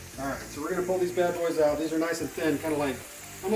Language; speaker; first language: English; native; English